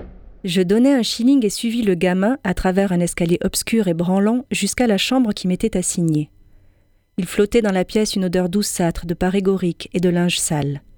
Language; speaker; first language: French; native; French